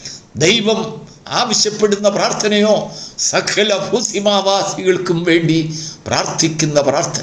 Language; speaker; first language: Malayalam; native; Malayalam